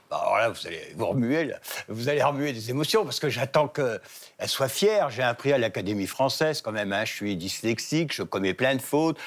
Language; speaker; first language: French; native; French